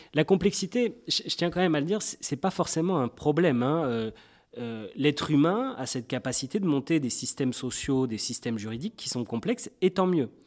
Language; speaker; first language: French; native; French